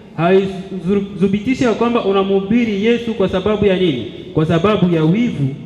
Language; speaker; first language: Swahili; native; Swahili